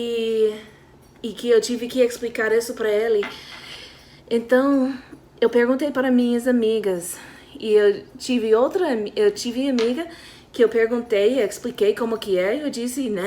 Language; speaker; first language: Portuguese; non-native, fluent; English